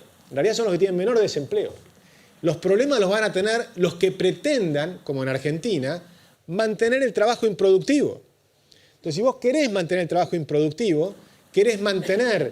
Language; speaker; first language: Spanish; native; Spanish